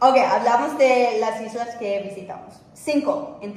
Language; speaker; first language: Spanish; non-native, fluent; English